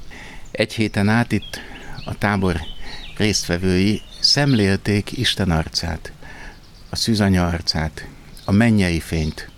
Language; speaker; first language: Hungarian; native; Hungarian